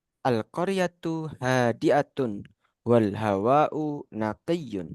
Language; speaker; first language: Arabic; non-native, fluent; Indonesian